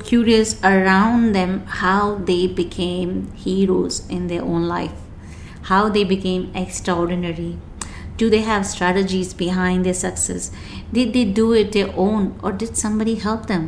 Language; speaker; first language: English; non-native, local second language; Hindi